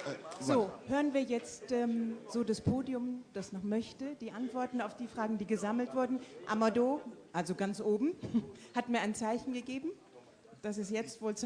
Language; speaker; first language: German; native; German